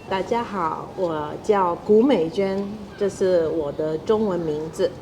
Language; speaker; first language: Chinese; non-native, fluent; Spanish